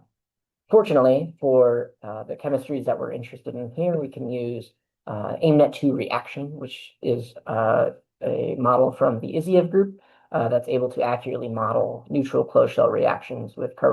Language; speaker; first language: English; native; English